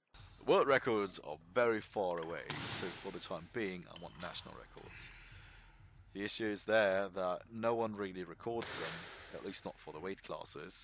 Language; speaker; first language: English; non-native, fluent; German